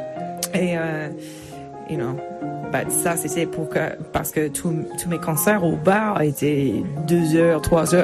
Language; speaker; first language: French; non-native, fluent; English